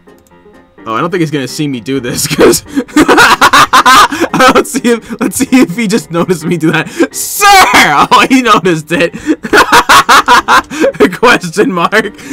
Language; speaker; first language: English; native; English